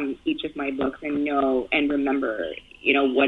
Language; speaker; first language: English; early bilingual, other home language; Chinese